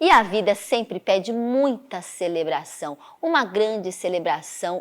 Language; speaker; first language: Portuguese; native; Portuguese